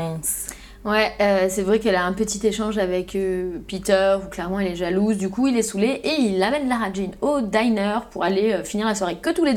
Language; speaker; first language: French; native; French